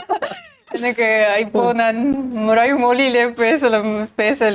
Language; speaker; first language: Tamil; non-native, learner; Japanese